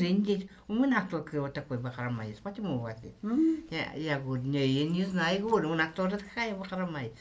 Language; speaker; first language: Russian; non-native, local second language; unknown